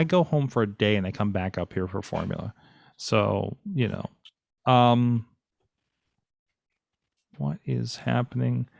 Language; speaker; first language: English; native; English